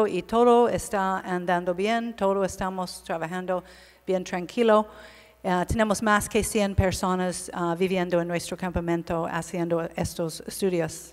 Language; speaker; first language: Spanish; non-native, learner; English